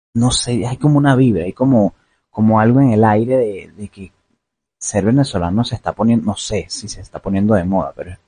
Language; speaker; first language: Spanish; native; Spanish